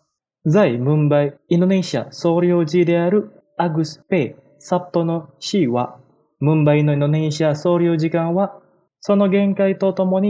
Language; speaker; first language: Japanese; non-native, fluent; Indonesian